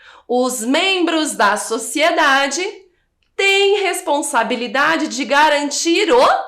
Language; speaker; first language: Portuguese; native; Portuguese